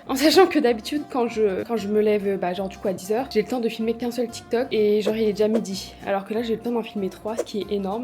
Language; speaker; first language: French; native; French